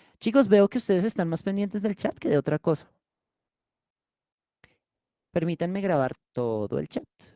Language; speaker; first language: Spanish; native; Spanish